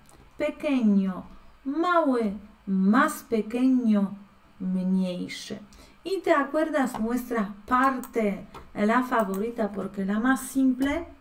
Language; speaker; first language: Spanish; non-native, fluent; Polish